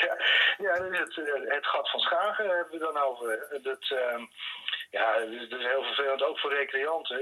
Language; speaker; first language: Dutch; native; Dutch